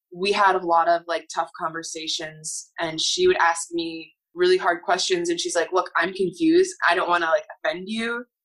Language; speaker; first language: English; native; English